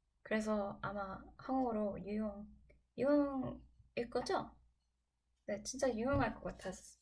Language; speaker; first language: Korean; non-native, learner; English